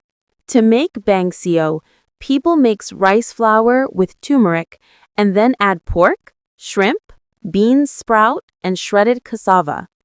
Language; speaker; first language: English; non-native, learner; Vietnamese